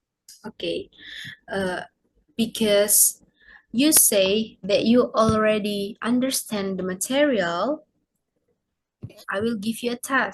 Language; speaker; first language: English; non-native, learner; Indonesian